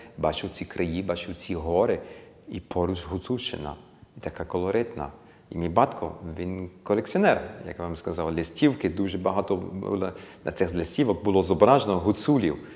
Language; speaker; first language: Ukrainian; early bilingual, heritage; Ukrainian